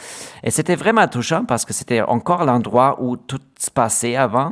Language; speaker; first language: French; non-native, learner; German